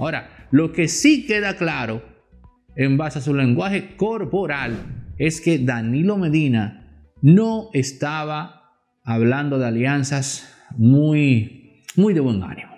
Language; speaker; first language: Spanish; native; Spanish